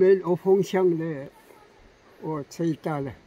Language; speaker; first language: Chinese; non-native, local second language; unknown